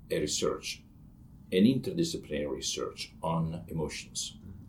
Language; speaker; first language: English; non-native, fluent; Italian